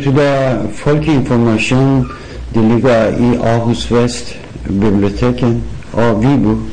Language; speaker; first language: Danish; non-native, learner; Persian